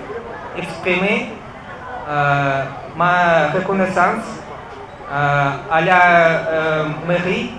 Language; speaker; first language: French; non-native, fluent; Russian